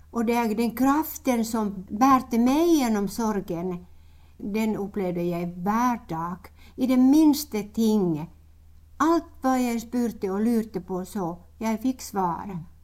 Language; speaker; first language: Norwegian; non-native, fluent; Finnish